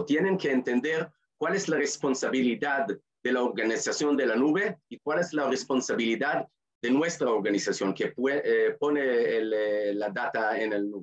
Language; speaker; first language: Spanish; non-native, fluent; Hebrew